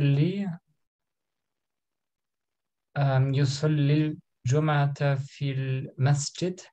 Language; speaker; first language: Arabic; non-native, learner; German